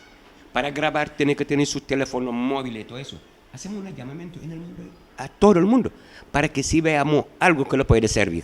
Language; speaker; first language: Spanish; non-native, fluent; Wolof